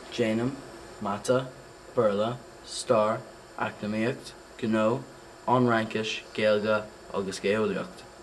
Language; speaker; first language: Irish; non-native, local second language; English